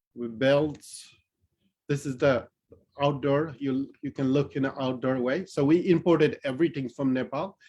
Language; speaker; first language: English; non-native, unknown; Newari